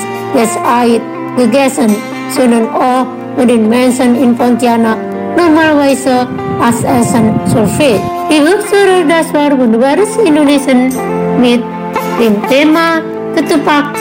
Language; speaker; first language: German; non-native, learner; Indonesian